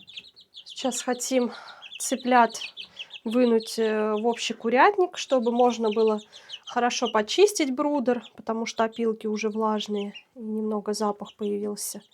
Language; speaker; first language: Russian; native; Russian